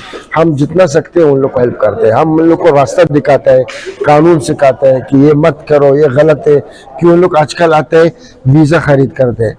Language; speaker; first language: Hindi; non-native, fluent; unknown